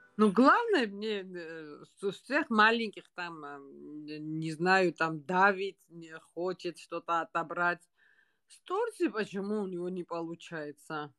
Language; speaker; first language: Russian; non-native, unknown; Georgian